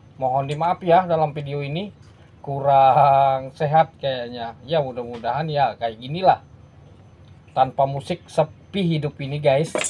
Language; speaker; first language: Indonesian; non-native, local second language; Banjar